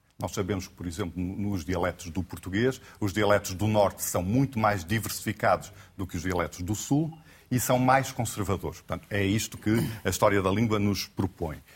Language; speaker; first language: Portuguese; native; Portuguese